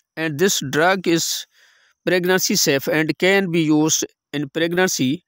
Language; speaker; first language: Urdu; non-native, local second language; Sindhi